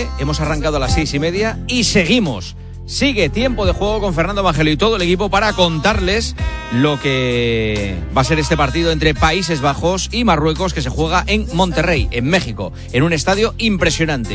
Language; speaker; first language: Spanish; native; Spanish